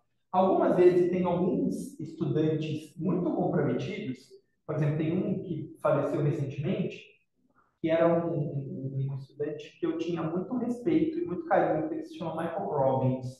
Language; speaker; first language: Portuguese; native; Portuguese